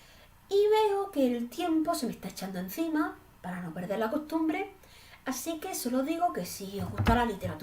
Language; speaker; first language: Spanish; native; Spanish